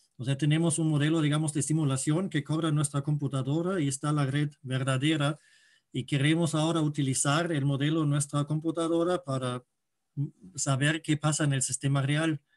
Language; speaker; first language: Spanish; non-native, fluent; German